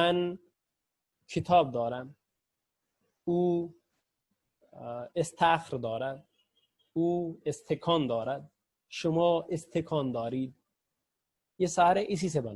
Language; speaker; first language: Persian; non-native, fluent; Urdu